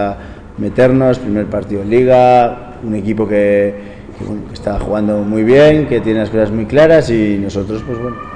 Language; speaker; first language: Spanish; native; Spanish